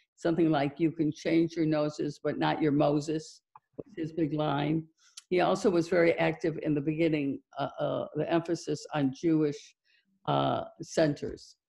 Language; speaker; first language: English; native; English